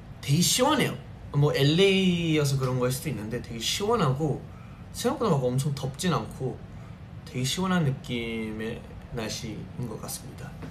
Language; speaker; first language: Korean; early bilingual, heritage; Korean